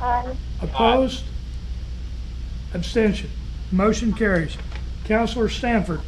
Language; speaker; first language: English; native; English